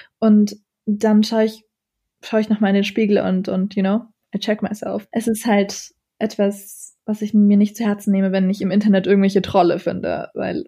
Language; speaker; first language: German; early bilingual, other home language; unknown